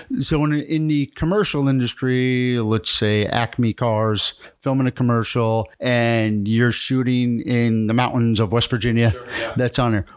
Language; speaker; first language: English; native; English